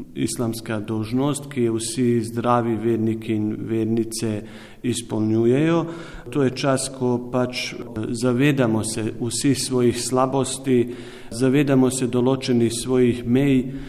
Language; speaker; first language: Slovenian; non-native, local second language; Bosnian